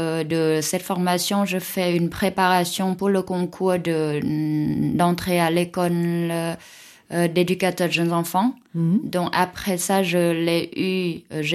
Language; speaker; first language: French; non-native, fluent; Vietnamese